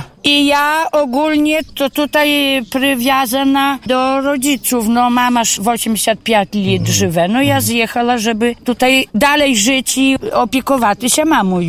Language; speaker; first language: Polish; non-native, local second language; Ukrainian